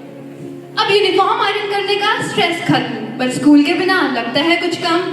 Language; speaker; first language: Hindi; native; Hindi